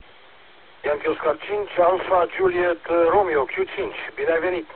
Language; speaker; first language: Romanian; native; Romanian